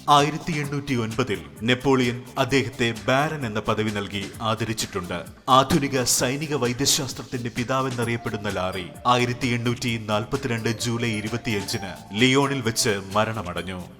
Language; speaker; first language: Malayalam; native; Malayalam